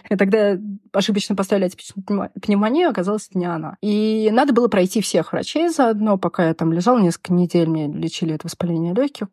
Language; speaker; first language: Russian; native; Russian